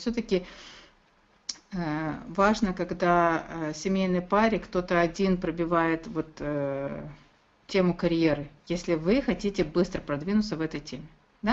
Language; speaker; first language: Russian; native; Russian